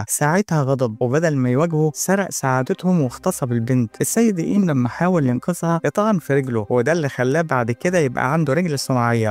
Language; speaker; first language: Arabic; native; Arabic